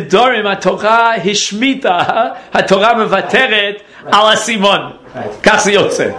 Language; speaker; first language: Hebrew; non-native, fluent; English